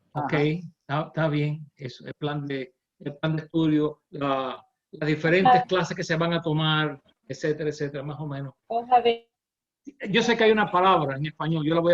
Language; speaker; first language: Spanish; early bilingual, heritage; Spanish